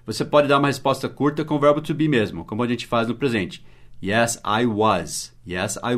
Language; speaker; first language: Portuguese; non-native, fluent; English